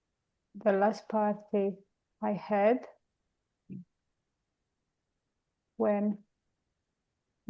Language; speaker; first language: English; non-native, learner; Romanian